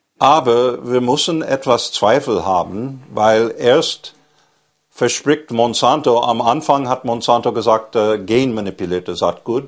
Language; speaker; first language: German; non-native, fluent; English